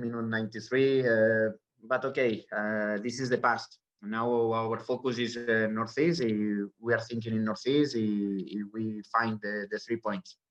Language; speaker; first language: English; non-native, learner; Spanish